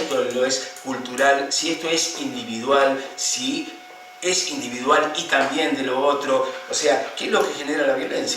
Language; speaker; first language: Spanish; native; Spanish